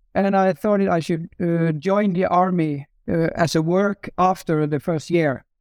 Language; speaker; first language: English; non-native, fluent; Norwegian